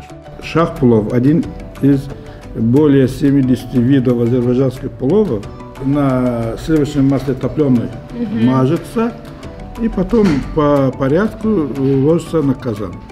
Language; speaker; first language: Russian; non-native, fluent; Azerbaijani